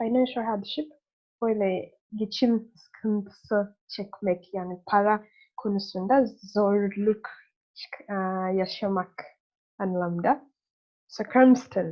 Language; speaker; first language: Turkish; non-native, learner; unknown